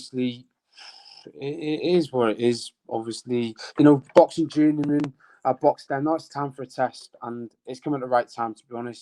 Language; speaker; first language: English; native; English